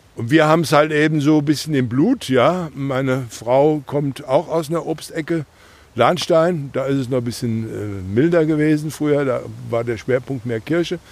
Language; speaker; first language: German; native; German